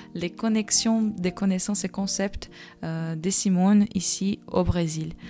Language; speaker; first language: French; non-native, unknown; Portuguese